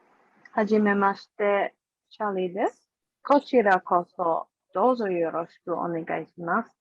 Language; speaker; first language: Japanese; non-native, learner; English